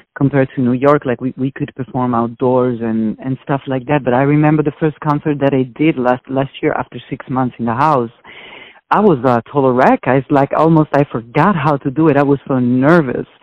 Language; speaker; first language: English; non-native, fluent; Italian